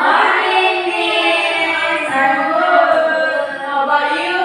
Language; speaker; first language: English; non-native, learner; Indonesian